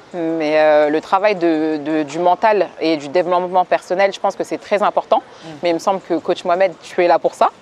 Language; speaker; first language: French; native; French